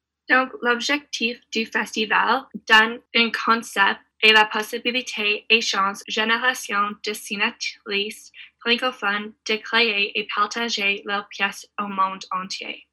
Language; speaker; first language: French; non-native, learner; English